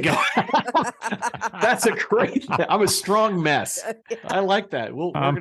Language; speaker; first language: English; native; English